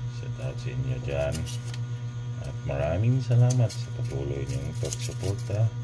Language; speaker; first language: Filipino; non-native, local second language; Cebuano